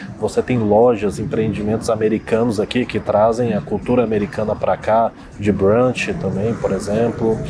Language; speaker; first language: Portuguese; native; Portuguese